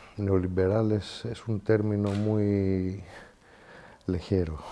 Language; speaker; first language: Spanish; non-native, fluent; Greek